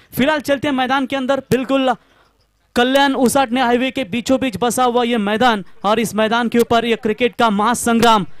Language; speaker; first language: Hindi; non-native, local second language; Marathi